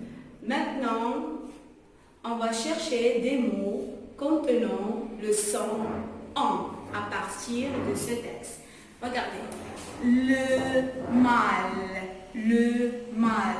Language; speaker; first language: French; non-native, local second language; Arabic